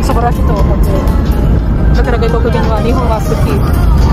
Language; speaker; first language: Japanese; non-native, learner; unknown